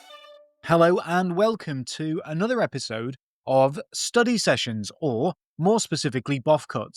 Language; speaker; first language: English; native; English